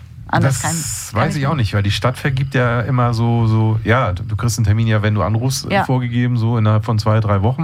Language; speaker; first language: German; native; German